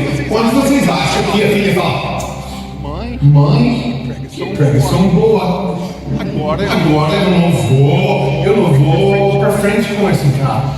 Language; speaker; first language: Portuguese; non-native, fluent; English